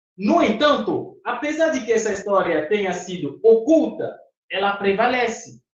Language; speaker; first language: Portuguese; non-native, fluent; Fon